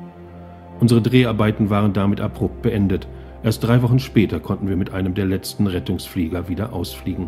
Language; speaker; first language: German; native; German